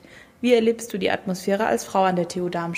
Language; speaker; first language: German; native; German